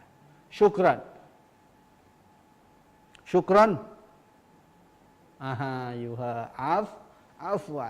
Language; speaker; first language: Arabic; non-native, fluent; Indonesian